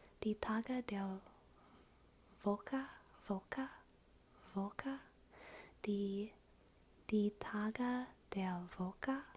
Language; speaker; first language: German; non-native, learner; English